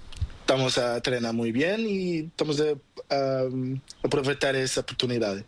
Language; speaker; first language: Spanish; non-native, learner; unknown